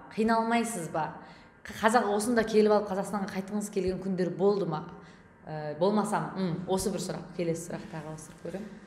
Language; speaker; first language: Kazakh; native; Kazakh